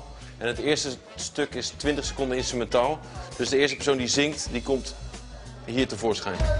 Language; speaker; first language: Dutch; native; Dutch